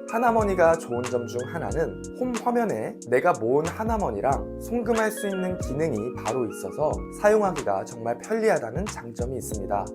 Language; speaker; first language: Korean; native; Korean